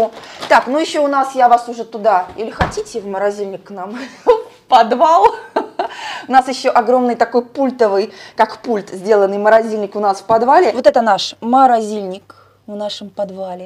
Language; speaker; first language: Russian; native; Russian